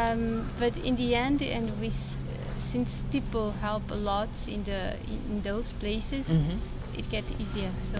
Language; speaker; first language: English; non-native, fluent; Portuguese